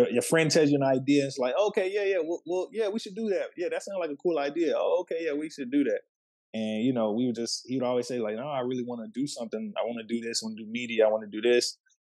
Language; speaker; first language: English; native; English